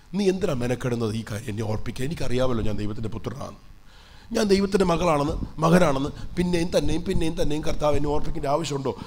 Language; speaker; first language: Malayalam; early bilingual, heritage; Malayalam